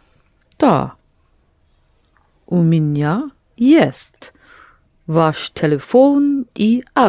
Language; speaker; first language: Russian; non-native, learner; English